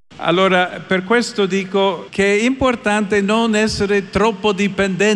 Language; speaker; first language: Italian; non-native, fluent; English